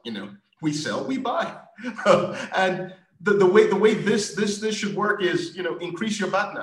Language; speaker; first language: English; non-native, local second language; Yoruba